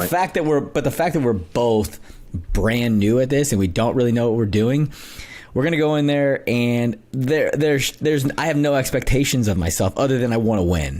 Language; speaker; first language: English; native; English